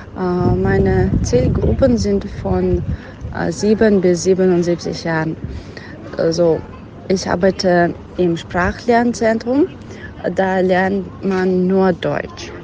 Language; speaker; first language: German; non-native, fluent; Russian